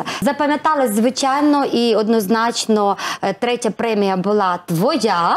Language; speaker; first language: Ukrainian; native; Ukrainian